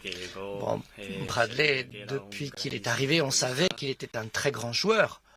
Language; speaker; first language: French; non-native, fluent; Spanish